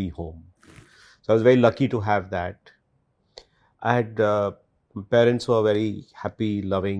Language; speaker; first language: English; non-native, local second language; Hindi